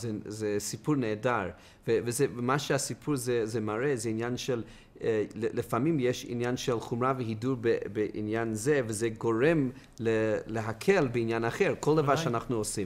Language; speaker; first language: Hebrew; non-native, fluent; English